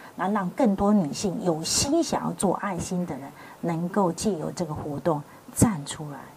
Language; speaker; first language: Chinese; native; Chinese